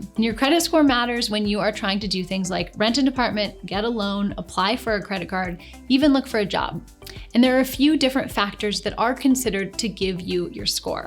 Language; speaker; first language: English; native; English